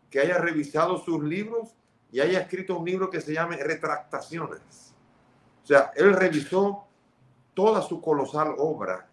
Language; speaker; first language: Spanish; early bilingual, other home language; Catalan